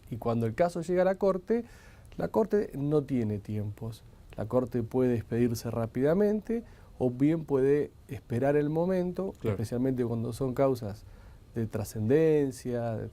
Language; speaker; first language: Spanish; native; Spanish